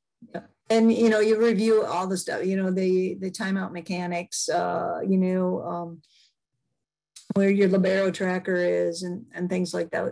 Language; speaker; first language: English; native; English